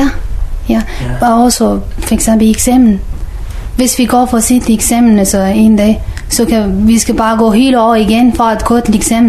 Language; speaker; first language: Danish; non-native, learner; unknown